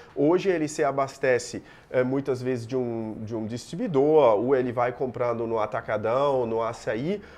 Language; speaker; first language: Portuguese; non-native, fluent; German